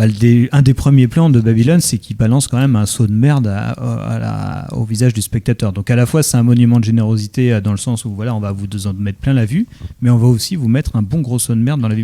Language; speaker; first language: French; native; French